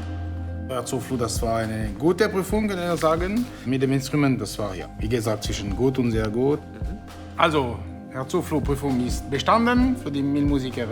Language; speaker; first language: German; non-native, local second language; French